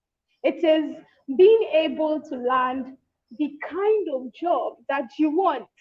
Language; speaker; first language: English; non-native, local second language; Yoruba